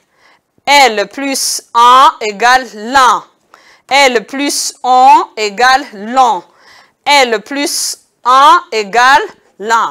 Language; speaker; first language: French; non-native, local second language; Kinyarwanda